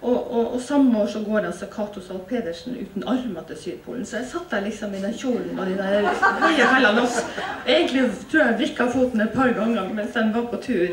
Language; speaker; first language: Norwegian; native; Norwegian